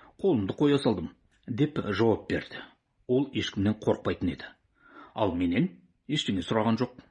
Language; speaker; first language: Kazakh; native; Kazakh